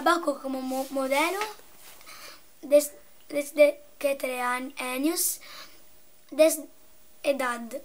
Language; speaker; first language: Spanish; non-native, learner; Italian